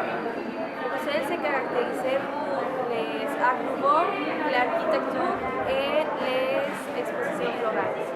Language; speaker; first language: French; non-native, learner; Spanish